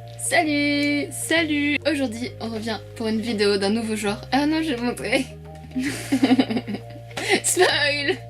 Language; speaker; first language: French; native; French